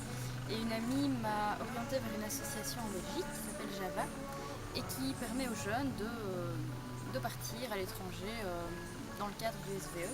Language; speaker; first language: French; native; French